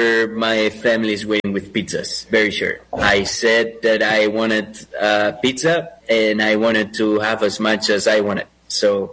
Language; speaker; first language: English; non-native, fluent; Spanish